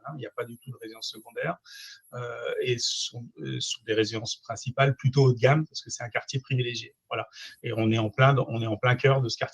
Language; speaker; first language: French; native; French